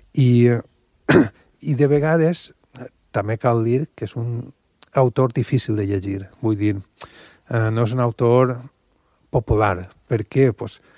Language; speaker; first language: Catalan; native; Catalan